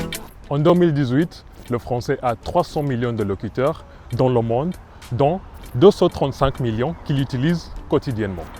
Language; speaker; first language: French; non-native, fluent; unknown